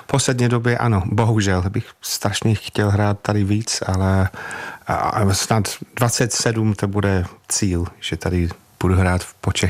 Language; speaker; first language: Czech; non-native, fluent; English